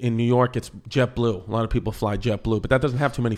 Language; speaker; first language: English; native; English